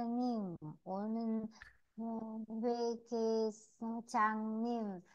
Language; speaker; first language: Korean; non-native, learner; Vietnamese